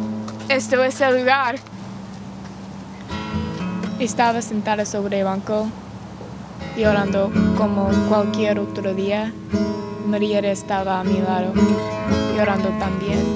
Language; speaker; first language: Spanish; non-native, learner; English